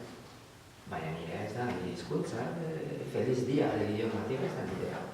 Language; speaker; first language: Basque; non-native, learner; Spanish